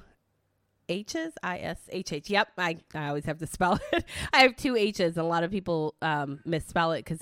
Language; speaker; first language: English; early bilingual, other home language; Italian